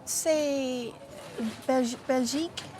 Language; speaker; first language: French; non-native, learner; English